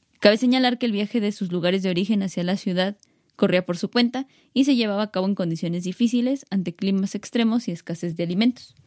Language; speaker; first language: Spanish; native; Spanish